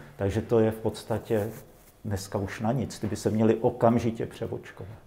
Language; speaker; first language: Czech; native; Czech